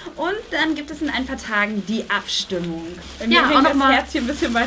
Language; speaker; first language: German; native; German